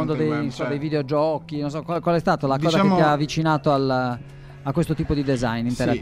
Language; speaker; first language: Italian; native; Italian